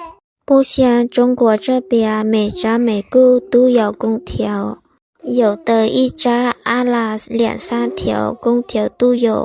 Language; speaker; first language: Chinese; non-native, fluent; Lao